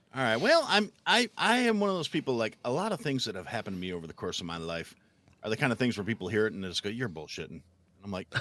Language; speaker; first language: English; native; English